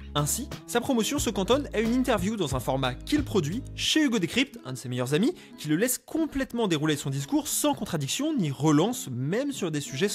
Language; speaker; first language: French; native; French